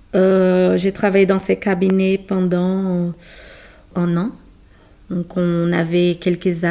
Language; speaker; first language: French; non-native, fluent; Portuguese